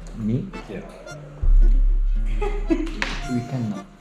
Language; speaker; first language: English; non-native, learner; Korean